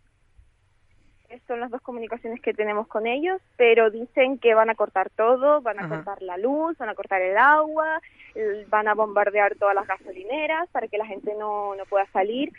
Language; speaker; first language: Spanish; early bilingual, other home language; Ukrainian